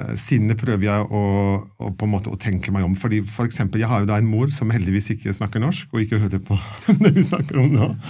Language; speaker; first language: Norwegian; non-native, fluent; Italian